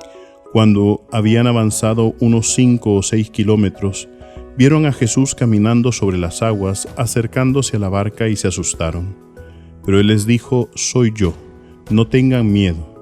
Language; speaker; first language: Spanish; native; Spanish